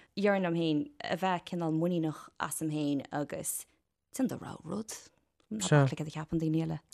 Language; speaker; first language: Irish; native; Irish